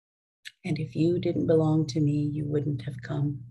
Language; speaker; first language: English; native; English